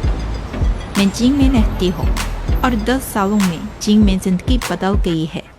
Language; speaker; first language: Urdu; non-native, fluent; Chinese